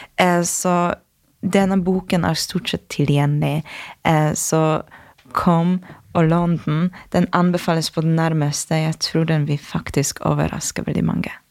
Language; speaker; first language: Norwegian; non-native, fluent; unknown